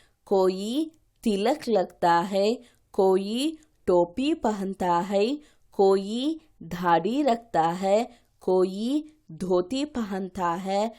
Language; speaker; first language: Hindi; non-native, local second language; Kannada